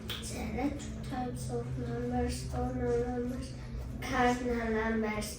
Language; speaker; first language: English; non-native, learner; Tajik